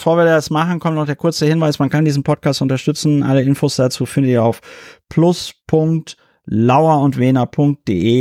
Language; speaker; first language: German; native; German